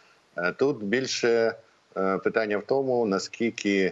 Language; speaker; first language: Ukrainian; native; Ukrainian